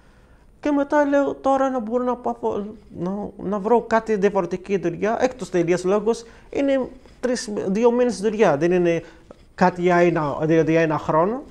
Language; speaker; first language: Greek; non-native, learner; Arabic